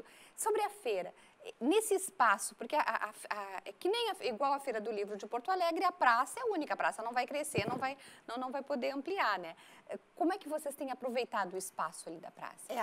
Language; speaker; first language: Portuguese; native; Portuguese